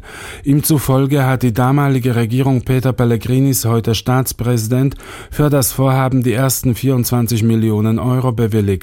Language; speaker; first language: German; native; German